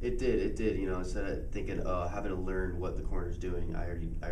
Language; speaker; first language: English; native; English